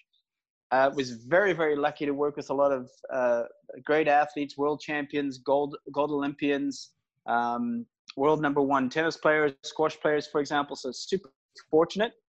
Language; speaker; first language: English; native; English